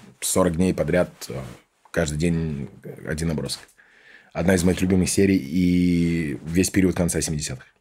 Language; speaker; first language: Russian; early bilingual, heritage; Russian